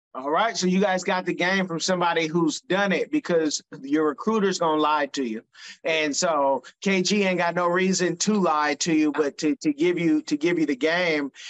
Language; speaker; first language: English; native; English